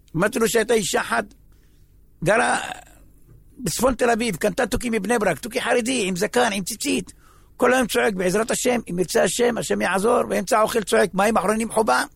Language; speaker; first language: Hebrew; native; Hebrew